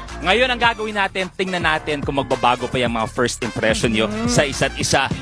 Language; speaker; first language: Filipino; native; Filipino